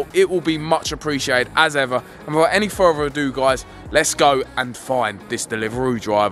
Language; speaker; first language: English; native; English